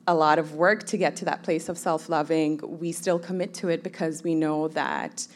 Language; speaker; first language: English; non-native, local second language; Somali